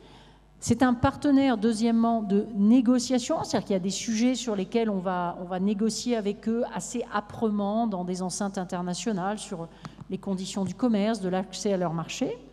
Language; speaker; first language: French; native; French